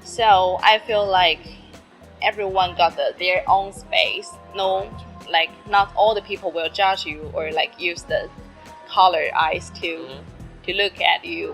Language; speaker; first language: English; non-native, learner; Chinese